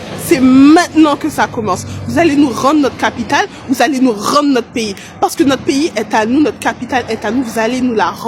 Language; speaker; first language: French; non-native, local second language; Haitian Creole